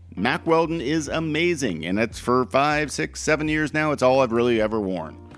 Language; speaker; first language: English; native; English